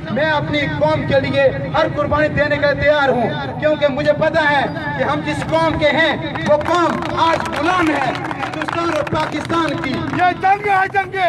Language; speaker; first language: Urdu; non-native, local second language; Pahari-Potwari